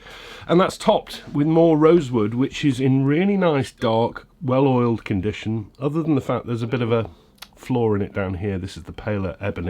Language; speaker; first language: English; native; English